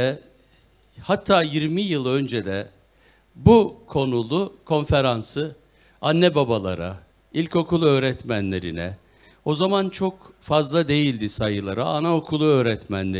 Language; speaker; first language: Turkish; native; Turkish